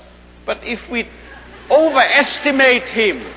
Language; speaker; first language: English; non-native, fluent; German